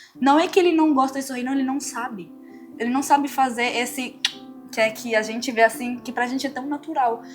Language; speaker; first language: Portuguese; non-native, fluent; Spanish